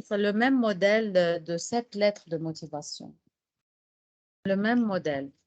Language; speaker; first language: French; non-native, fluent; Arabic